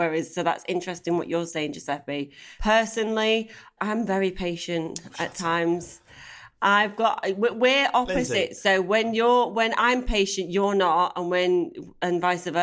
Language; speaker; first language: English; native; English